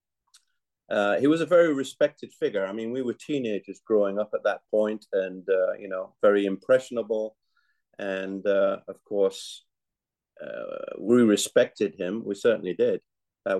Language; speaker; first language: English; native; English